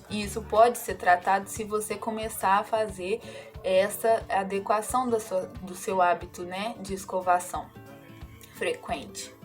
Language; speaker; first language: Portuguese; native; Portuguese